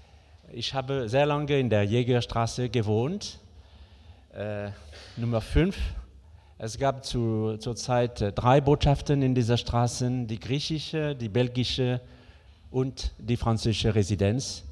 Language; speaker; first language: German; non-native, fluent; French